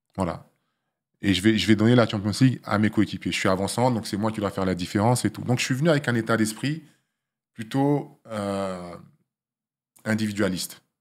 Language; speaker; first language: French; early bilingual, other home language; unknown